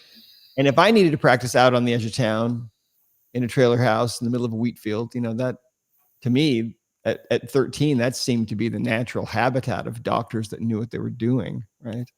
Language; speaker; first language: English; native; English